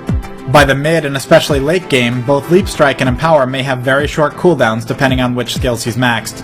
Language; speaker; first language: English; native; English